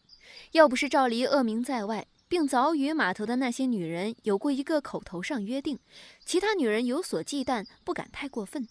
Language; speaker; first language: Chinese; native; Chinese